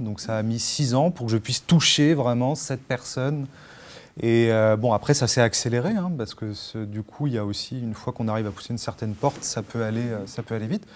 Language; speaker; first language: French; native; French